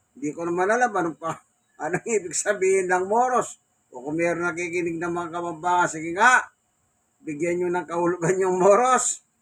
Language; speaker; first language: Filipino; non-native, local second language; Pampanga